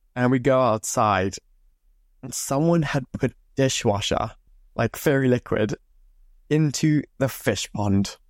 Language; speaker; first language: English; native; English